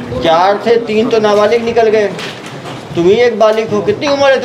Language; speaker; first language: Hindi; native; Hindi